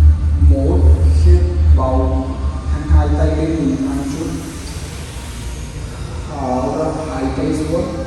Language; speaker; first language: Vietnamese; non-native, learner; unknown